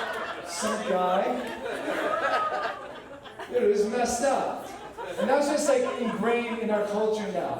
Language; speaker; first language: English; native; English